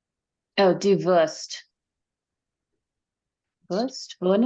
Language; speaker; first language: German; non-native, learner; English